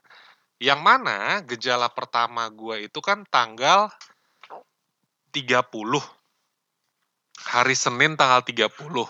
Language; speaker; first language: Indonesian; native; Indonesian